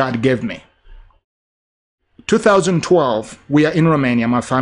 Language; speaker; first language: English; non-native, local second language; Ganda